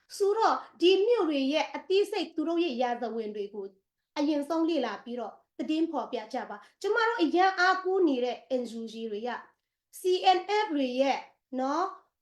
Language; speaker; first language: Burmese; non-native, local second language; Tedim Chin